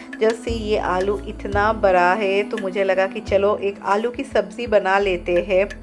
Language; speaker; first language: Hindi; non-native, local second language; Bangla